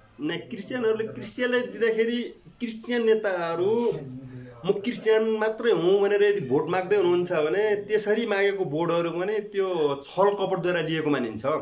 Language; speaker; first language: Nepali; native; Nepali